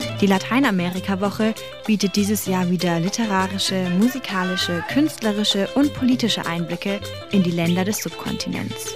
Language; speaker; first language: German; native; German